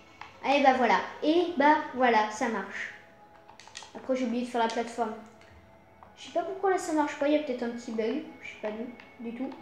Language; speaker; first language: French; native; French